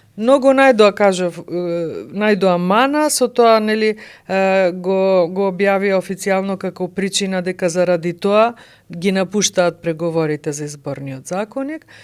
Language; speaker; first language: Macedonian; native; Macedonian